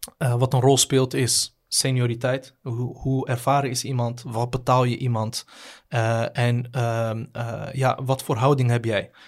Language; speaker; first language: Dutch; native; Dutch